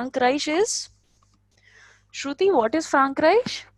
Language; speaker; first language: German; non-native, fluent; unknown